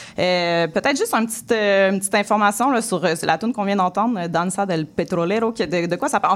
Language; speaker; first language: French; native; French